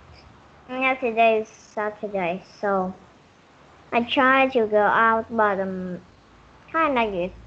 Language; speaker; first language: English; non-native, learner; Vietnamese